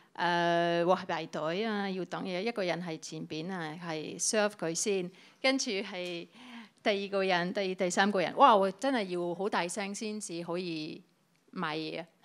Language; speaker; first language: Cantonese; non-native, fluent; French